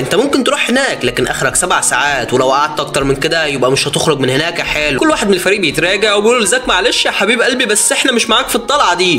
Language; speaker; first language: Arabic; native; Arabic